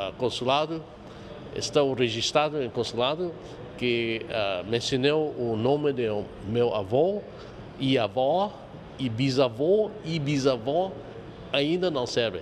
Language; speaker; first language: Portuguese; non-native, fluent; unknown